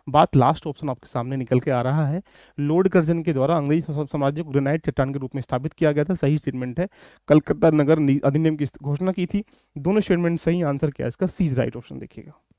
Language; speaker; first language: Hindi; native; Hindi